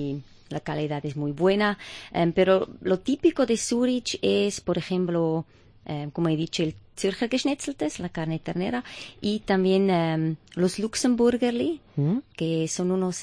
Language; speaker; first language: Spanish; non-native, fluent; German